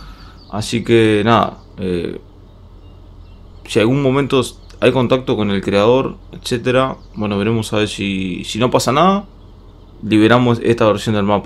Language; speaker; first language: Spanish; native; Spanish